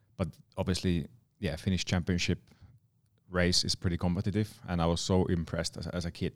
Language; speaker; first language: English; non-native, fluent; Finnish